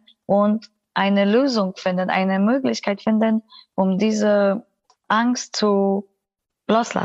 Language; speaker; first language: German; non-native, fluent; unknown